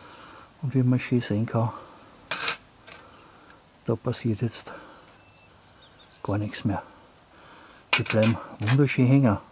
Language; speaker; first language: German; native; German